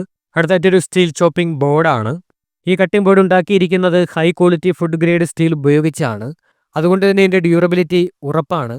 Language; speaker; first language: Malayalam; native; Malayalam